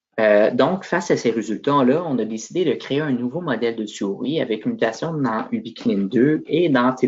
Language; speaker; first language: French; native; French